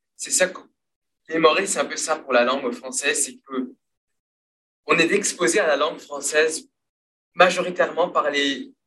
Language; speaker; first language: French; non-native, local second language; Morisyen